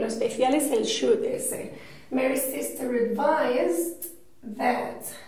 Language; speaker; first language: English; non-native, fluent; Spanish